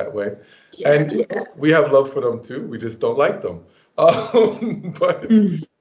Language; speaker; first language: English; native; English